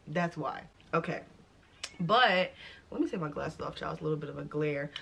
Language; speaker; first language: English; native; English